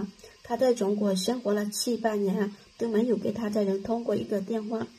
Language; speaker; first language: Chinese; non-native, fluent; Lao